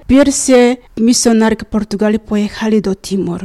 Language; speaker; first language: Polish; non-native, learner; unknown